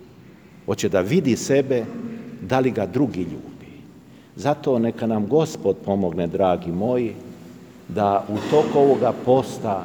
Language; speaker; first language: Serbian; native; Serbian